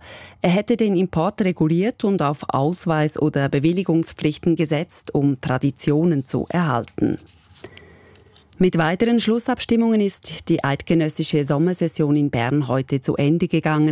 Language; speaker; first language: German; native; German